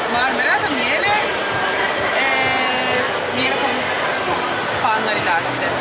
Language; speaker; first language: Italian; non-native, learner; Turkish